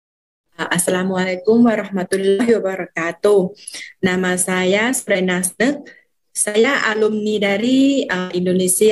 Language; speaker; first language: Indonesian; non-native, fluent; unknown